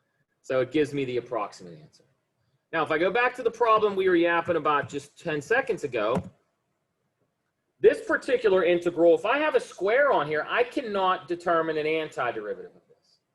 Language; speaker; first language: English; native; English